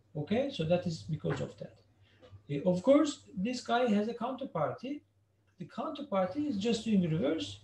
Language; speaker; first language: English; non-native, fluent; Turkish